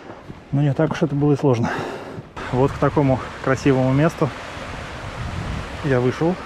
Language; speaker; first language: Russian; native; Russian